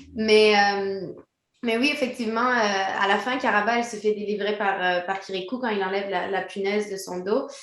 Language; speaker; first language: French; native; French